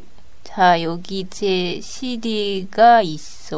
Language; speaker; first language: Korean; non-native, learner; Japanese